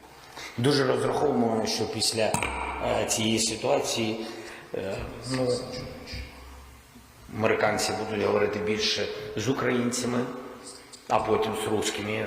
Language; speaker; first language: Ukrainian; non-native, local second language; Russian